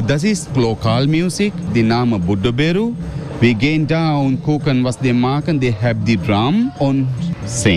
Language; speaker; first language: German; non-native, learner; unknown